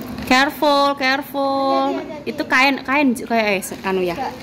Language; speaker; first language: English; non-native, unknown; Javanese